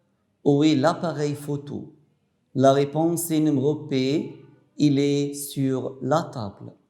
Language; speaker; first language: French; non-native, fluent; Arabic